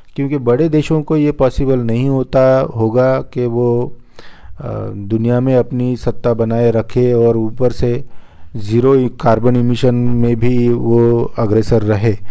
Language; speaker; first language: Hindi; non-native, local second language; Marathi